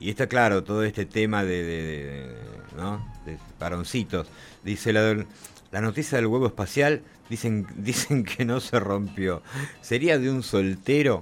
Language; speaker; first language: Spanish; native; Spanish